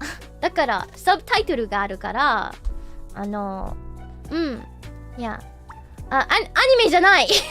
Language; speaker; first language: Japanese; non-native, learner; English